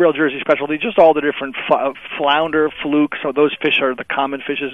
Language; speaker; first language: English; native; English